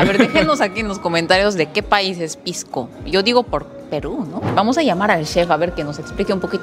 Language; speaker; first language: Spanish; non-native, fluent; Korean